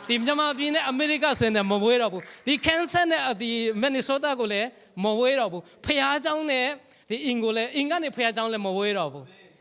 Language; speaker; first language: Burmese; non-native, local second language; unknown